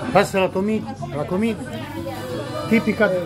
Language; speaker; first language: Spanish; non-native, learner; Italian